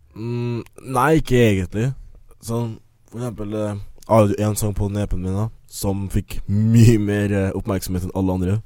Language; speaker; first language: Norwegian; early bilingual, other home language; Akan